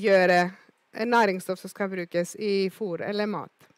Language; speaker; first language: Norwegian; non-native, fluent; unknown